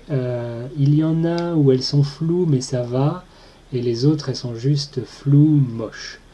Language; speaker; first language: French; native; French